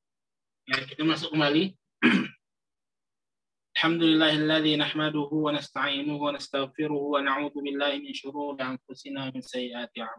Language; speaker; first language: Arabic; non-native, fluent; Indonesian